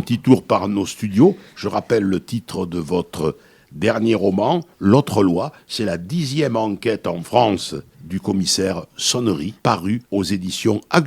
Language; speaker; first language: French; native; French